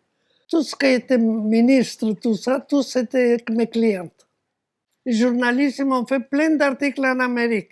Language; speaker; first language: French; non-native, fluent; Romanian